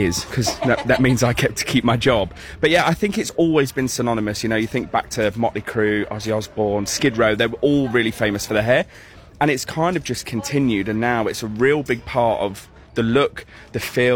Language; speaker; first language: English; native; English